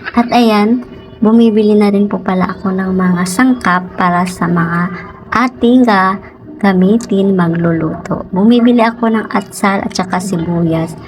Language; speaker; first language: Filipino; native; Filipino